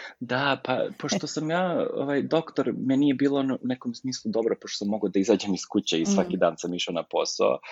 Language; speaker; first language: Serbian; early bilingual, heritage; Serbian